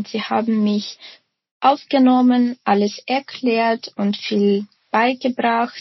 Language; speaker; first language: German; non-native, fluent; Ukrainian